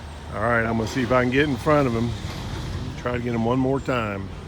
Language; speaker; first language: English; native; English